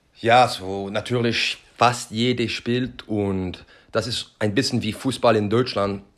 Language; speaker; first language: German; non-native, learner; French